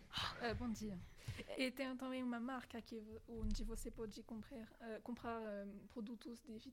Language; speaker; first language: Portuguese; non-native, learner; French